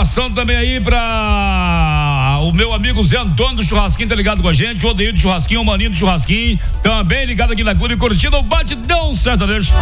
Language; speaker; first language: Portuguese; native; Portuguese